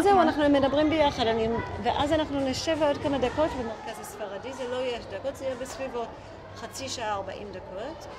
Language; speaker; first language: Hebrew; native; Hebrew